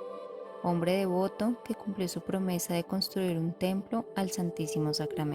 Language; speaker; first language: Spanish; native; Spanish